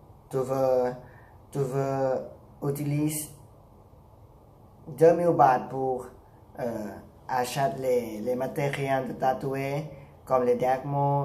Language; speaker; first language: French; non-native, learner; Thai